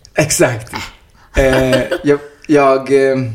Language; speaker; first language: Swedish; native; Swedish